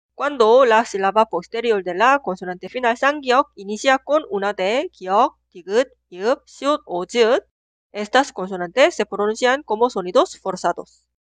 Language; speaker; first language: Spanish; non-native, fluent; Korean